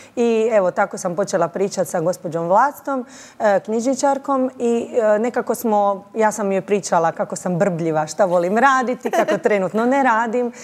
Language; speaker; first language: Croatian; native; Croatian